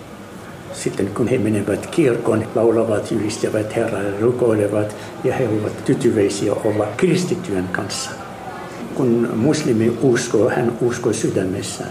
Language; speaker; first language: Finnish; non-native, learner; Arabic